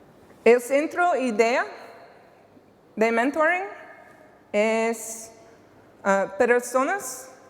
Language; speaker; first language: Spanish; non-native, learner; English